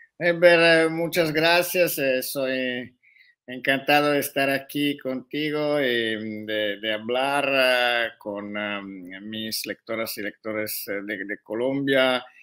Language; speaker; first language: Spanish; non-native, learner; Italian